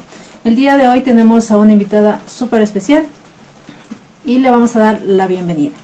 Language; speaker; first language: Spanish; native; Spanish